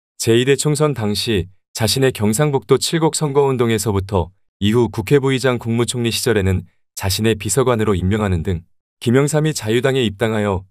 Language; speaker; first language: Korean; native; Korean